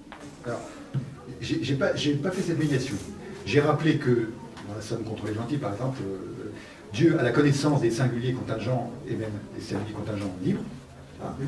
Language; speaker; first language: French; native; French